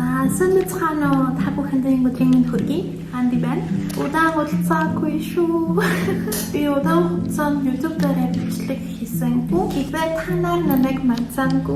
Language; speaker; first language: Mongolian; non-native, learner; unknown